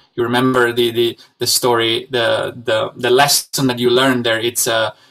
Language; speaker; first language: English; non-native, fluent; Italian